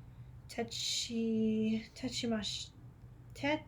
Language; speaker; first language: Japanese; non-native, learner; English